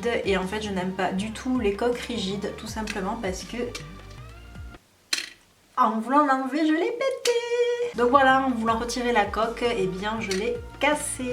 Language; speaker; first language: French; native; French